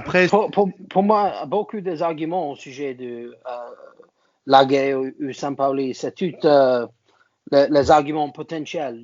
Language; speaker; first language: French; non-native, learner; English